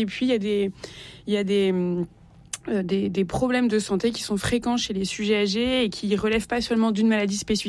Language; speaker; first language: French; native; French